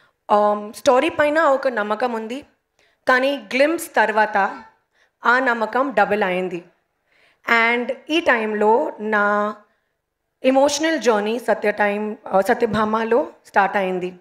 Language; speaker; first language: Telugu; non-native, learner; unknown